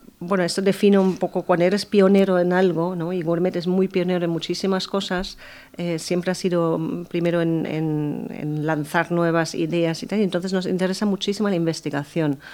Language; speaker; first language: Spanish; non-native, fluent; German